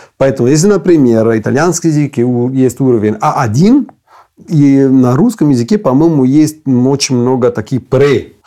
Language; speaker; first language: Russian; non-native, fluent; Italian